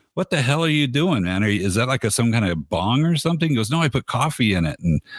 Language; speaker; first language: English; native; English